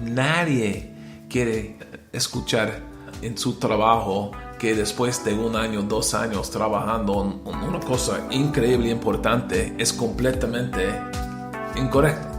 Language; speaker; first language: Spanish; non-native, learner; English